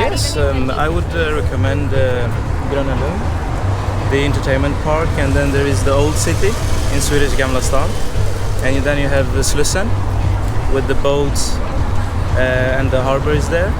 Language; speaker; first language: English; non-native, fluent; Swedish